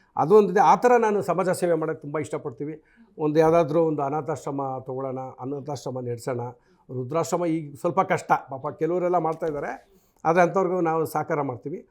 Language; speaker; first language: Kannada; non-native, local second language; Telugu